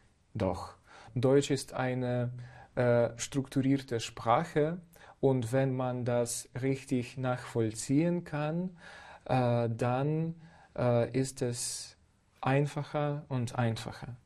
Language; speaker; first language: German; non-native, fluent; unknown